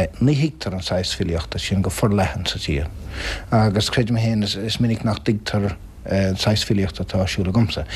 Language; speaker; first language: Irish; non-native, local second language; English